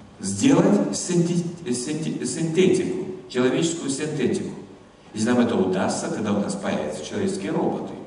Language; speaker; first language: Russian; non-native, fluent; German